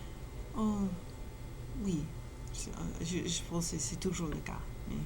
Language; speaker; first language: French; non-native, fluent; English